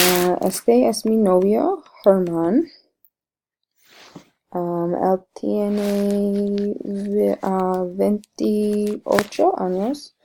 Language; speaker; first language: Spanish; non-native, learner; English